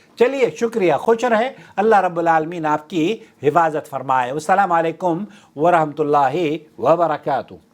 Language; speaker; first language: Urdu; native; Urdu